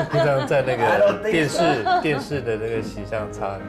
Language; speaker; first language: Chinese; native; Chinese